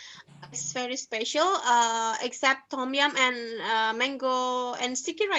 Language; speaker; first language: English; non-native, fluent; Indonesian